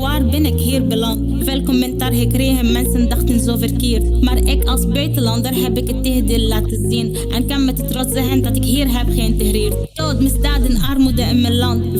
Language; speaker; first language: Dutch; early bilingual, other home language; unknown